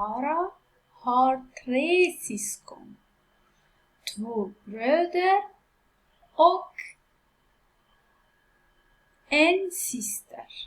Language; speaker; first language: Swedish; non-native, fluent; Pashto